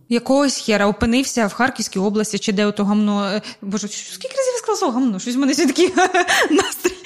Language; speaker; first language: Ukrainian; non-native, local second language; Russian